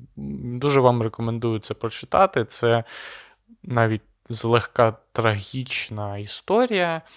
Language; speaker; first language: Ukrainian; non-native, local second language; Russian